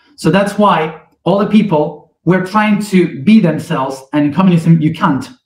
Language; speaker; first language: English; non-native, fluent; Spanish